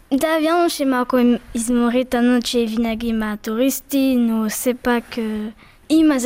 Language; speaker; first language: Bulgarian; early bilingual, heritage; Bulgarian